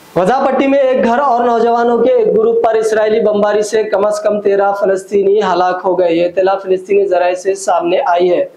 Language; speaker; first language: Urdu; native; Urdu